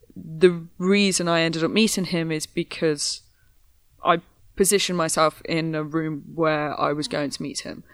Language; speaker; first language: English; native; English